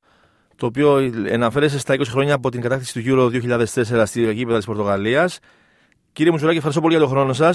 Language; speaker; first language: Greek; native; Greek